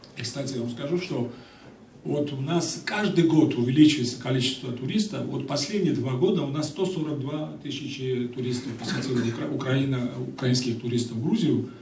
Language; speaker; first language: Russian; non-native, local second language; Georgian